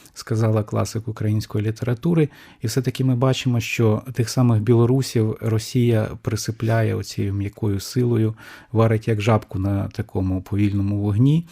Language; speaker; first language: Ukrainian; native; Ukrainian